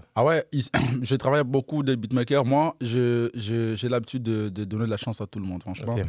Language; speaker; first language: French; non-native, local second language; Lingala